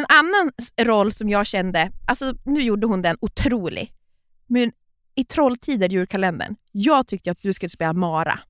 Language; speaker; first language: Swedish; native; Swedish